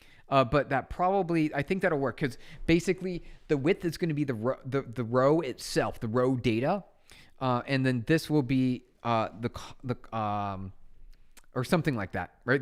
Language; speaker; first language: English; native; English